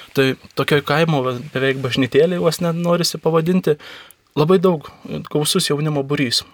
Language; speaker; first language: Lithuanian; native; Lithuanian